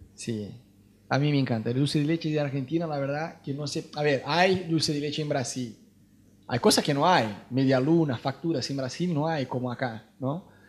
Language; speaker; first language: Spanish; non-native, fluent; Portuguese